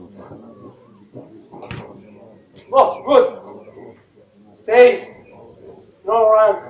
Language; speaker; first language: English; non-native, learner; Italian